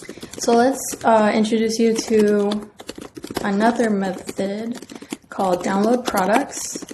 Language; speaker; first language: English; native; English